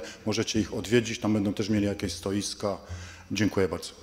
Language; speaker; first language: Polish; native; Polish